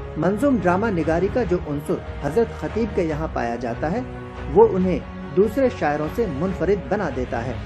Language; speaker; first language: Urdu; native; Urdu